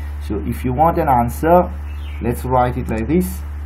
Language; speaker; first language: English; non-native, local second language; Morisyen